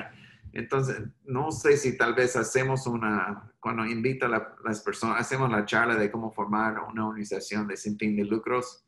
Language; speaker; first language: Spanish; non-native, fluent; English